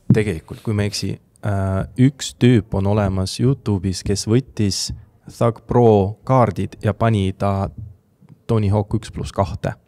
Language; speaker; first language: Estonian; non-native, local second language; Russian